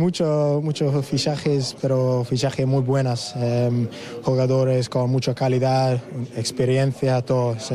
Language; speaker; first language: Spanish; non-native, learner; English